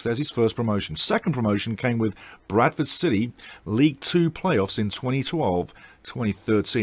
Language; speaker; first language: English; native; English